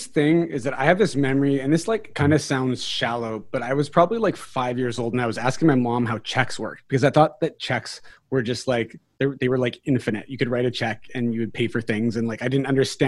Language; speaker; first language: English; native; English